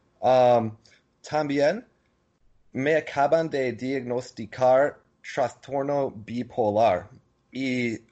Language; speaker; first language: Spanish; non-native, learner; English